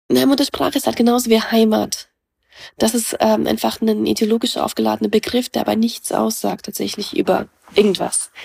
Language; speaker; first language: German; early bilingual, other home language; Russian